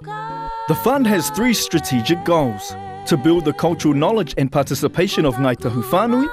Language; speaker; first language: English; native; English